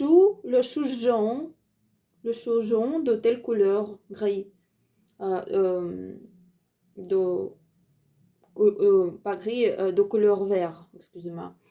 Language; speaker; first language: French; non-native, learner; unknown